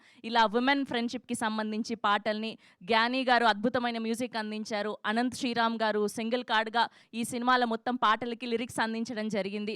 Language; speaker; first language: Telugu; native; Telugu